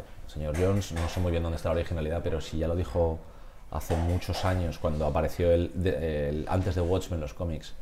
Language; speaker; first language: Spanish; native; Spanish